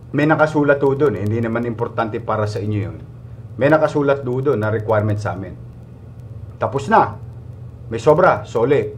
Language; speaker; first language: Filipino; native; Filipino